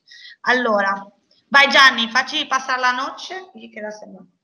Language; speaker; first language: Italian; native; Italian